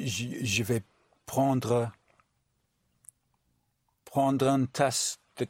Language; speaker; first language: French; non-native, learner; English